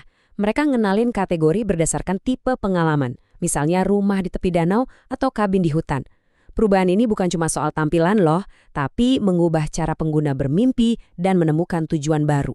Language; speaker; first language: Indonesian; native; Indonesian